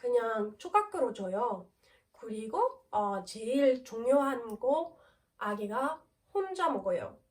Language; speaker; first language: Korean; non-native, learner; French